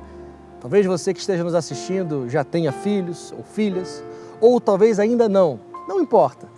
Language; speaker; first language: Portuguese; native; Portuguese